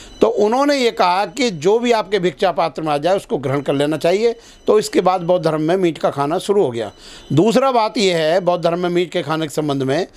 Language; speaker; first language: Hindi; native; Hindi